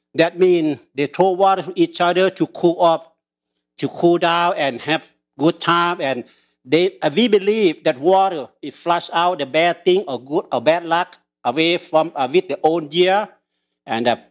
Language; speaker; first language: English; early bilingual, other home language; Lao